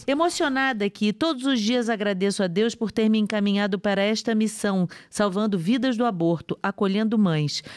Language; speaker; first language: Portuguese; native; Portuguese